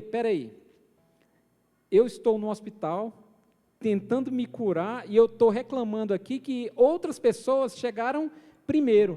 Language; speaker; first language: Portuguese; native; Portuguese